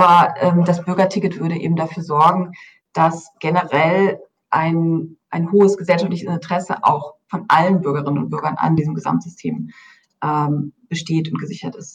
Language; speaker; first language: German; native; German